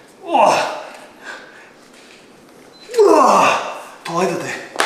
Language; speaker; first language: Korean; early bilingual, heritage; Korean